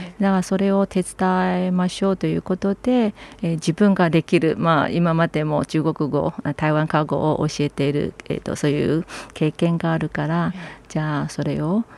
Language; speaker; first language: Japanese; non-native, fluent; Chinese